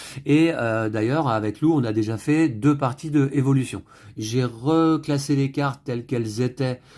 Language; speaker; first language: French; native; French